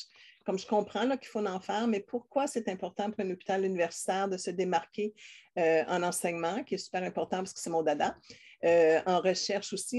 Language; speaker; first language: French; native; French